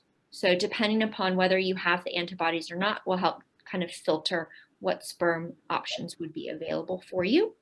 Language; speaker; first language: English; native; English